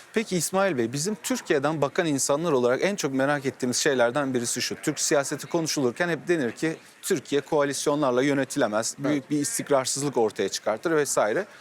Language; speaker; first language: Turkish; native; Turkish